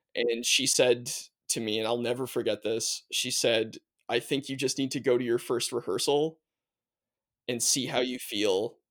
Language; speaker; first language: English; native; English